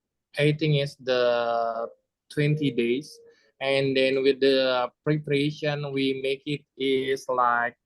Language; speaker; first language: English; non-native, learner; Indonesian